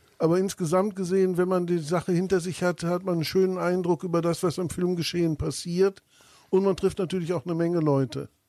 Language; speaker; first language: German; native; German